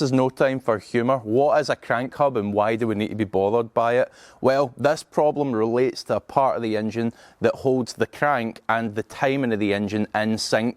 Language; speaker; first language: English; native; English